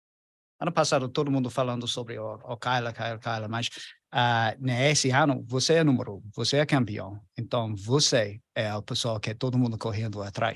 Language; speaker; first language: Portuguese; non-native, learner; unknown